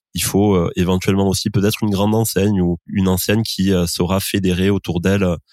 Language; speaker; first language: French; native; French